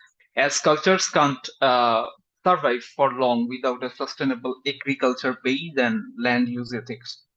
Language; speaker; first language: English; non-native, fluent; Bangla